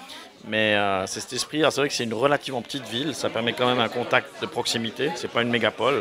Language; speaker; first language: French; native; French